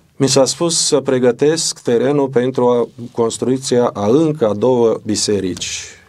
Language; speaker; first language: Romanian; native; Romanian